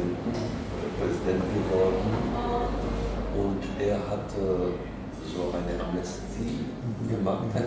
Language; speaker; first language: German; non-native, learner; Czech